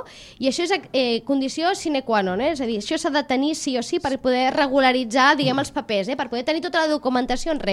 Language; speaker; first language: Catalan; native; Catalan